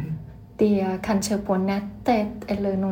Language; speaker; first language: Swedish; non-native, learner; Thai